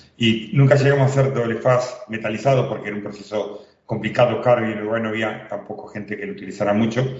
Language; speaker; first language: Spanish; native; Spanish